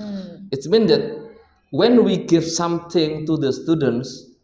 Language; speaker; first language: English; non-native, learner; Indonesian